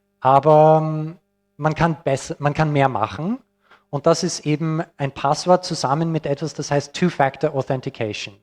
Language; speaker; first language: German; non-native, fluent; English